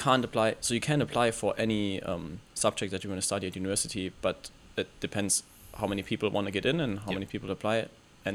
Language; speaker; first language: English; non-native, fluent; German